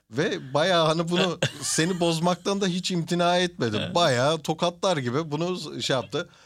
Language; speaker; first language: Turkish; early bilingual, heritage; Turkish